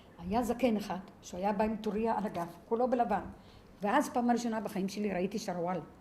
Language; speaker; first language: Hebrew; early bilingual, other home language; Yiddish